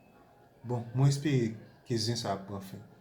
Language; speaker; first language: French; non-native, local second language; Haitian Creole